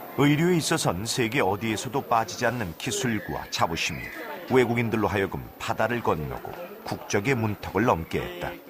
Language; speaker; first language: Korean; native; Korean